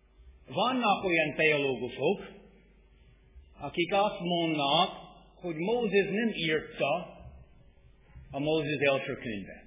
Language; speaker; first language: Hungarian; non-native, fluent; English